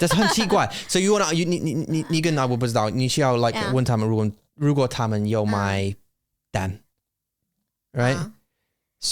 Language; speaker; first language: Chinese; non-native, learner; English